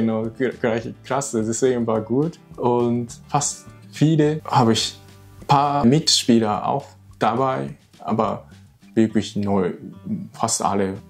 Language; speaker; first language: German; non-native, learner; Japanese